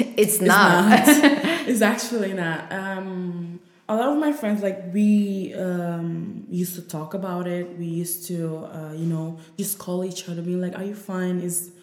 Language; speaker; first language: English; non-native, fluent; Italian